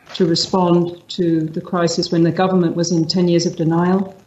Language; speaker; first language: English; native; English